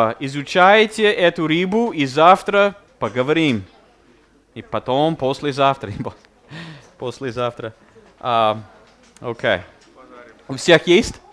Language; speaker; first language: Russian; non-native, fluent; English